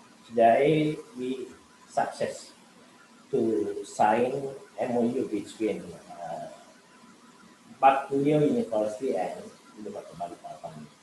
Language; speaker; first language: English; non-native, learner; Indonesian